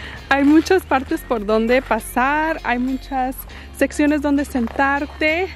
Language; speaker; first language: Spanish; native; Spanish